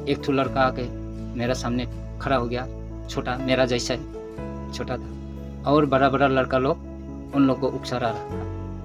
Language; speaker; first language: Hindi; non-native, local second language; Nepali